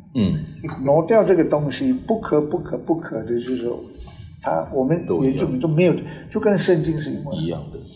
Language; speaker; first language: Chinese; non-native, local second language; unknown